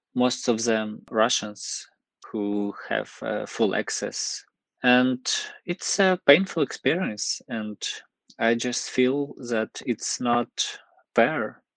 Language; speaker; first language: English; non-native, fluent; Ukrainian